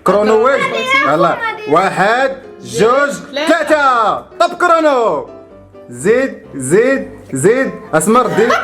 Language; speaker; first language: Arabic; native; Arabic